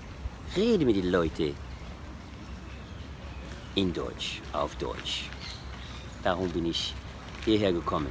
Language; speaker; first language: German; non-native, learner; French